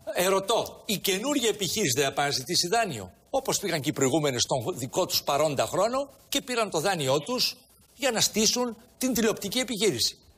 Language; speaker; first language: Greek; early bilingual, heritage; Greek